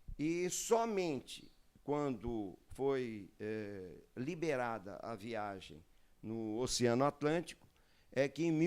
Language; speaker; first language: Portuguese; early bilingual, other home language; Arabic